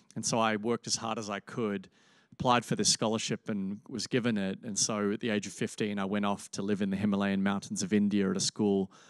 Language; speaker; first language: English; native; English